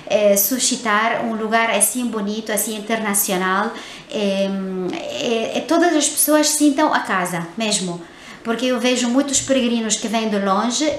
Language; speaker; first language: Portuguese; non-native, fluent; Arabic